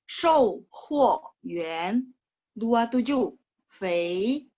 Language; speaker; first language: Chinese; non-native, fluent; Indonesian